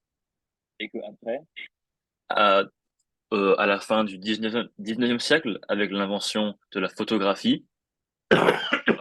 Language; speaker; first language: French; non-native, fluent; English